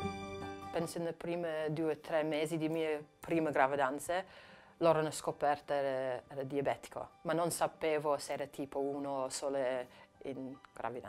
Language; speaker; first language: Italian; non-native, learner; English